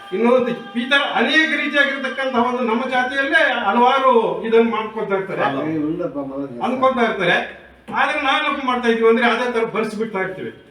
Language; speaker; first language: Kannada; native; Kannada